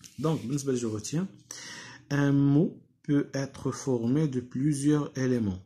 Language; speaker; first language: French; non-native, local second language; Arabic